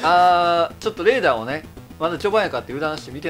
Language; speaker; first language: Japanese; native; Japanese